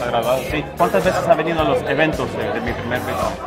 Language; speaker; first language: Spanish; native; Spanish